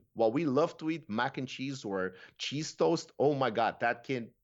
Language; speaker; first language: English; non-native, fluent; Romanian